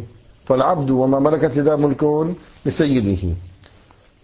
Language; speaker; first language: Arabic; native; Arabic